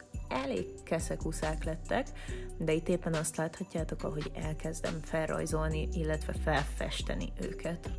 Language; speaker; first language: Hungarian; native; Hungarian